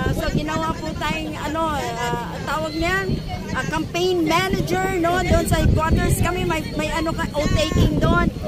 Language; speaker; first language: Filipino; non-native, local second language; Cebuano